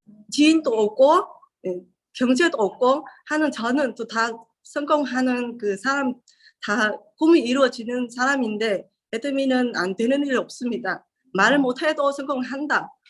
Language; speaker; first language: Korean; non-native, learner; Vietnamese